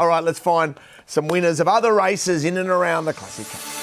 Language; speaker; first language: English; native; English